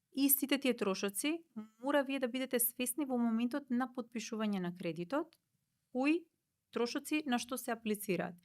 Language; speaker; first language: Macedonian; native; Macedonian